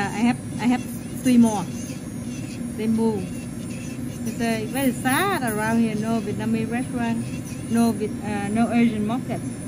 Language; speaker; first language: English; non-native, learner; Vietnamese